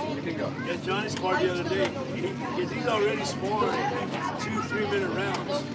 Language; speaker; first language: English; native; English